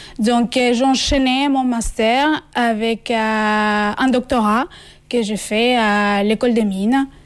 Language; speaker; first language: French; non-native, fluent; Spanish